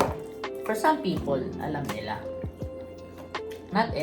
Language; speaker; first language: English; non-native, local second language; Filipino